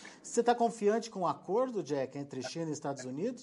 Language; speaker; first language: Portuguese; native; Portuguese